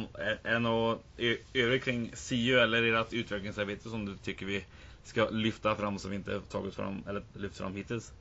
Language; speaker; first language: Swedish; native; Swedish